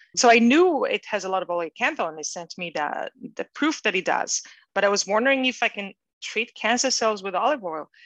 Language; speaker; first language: English; non-native, fluent; Hebrew